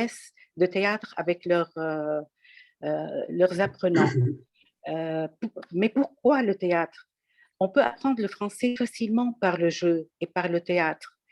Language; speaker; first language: French; non-native, local second language; Arabic